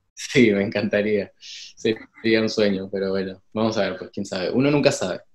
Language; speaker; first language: Spanish; native; Spanish